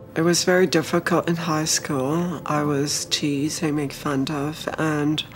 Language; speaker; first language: English; early bilingual, other home language; Vietnamese